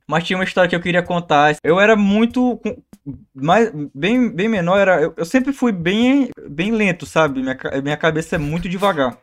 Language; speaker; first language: Portuguese; native; Portuguese